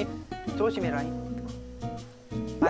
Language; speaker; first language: Korean; native; Korean